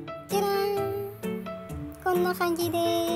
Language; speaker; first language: Japanese; non-native, fluent; Filipino